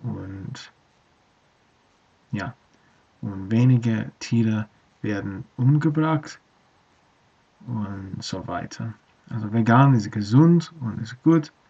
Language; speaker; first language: German; non-native, learner; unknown